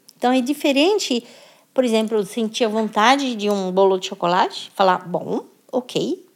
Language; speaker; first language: Portuguese; non-native, fluent; French